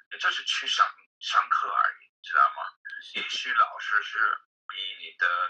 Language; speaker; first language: Chinese; non-native, fluent; English